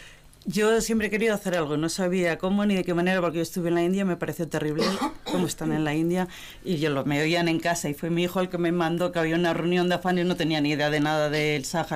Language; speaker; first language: Spanish; native; Spanish